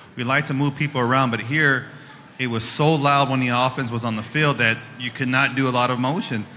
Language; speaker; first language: English; native; English